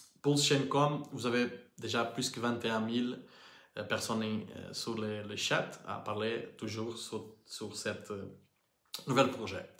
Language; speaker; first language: French; non-native, learner; Portuguese